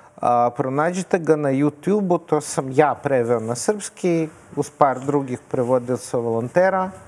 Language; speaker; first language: Serbian; non-native, fluent; Russian